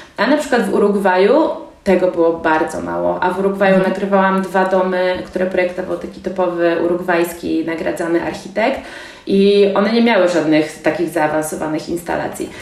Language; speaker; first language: Polish; native; Polish